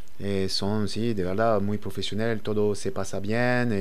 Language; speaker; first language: Spanish; non-native, learner; French